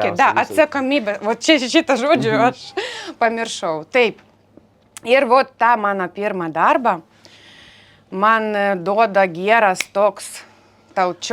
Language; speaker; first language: Lithuanian; non-native, learner; Ukrainian